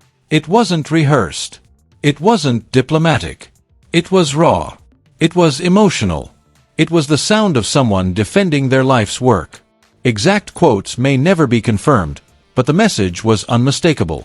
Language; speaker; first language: English; native; English